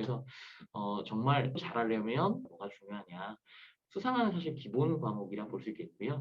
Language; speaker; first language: Korean; native; Korean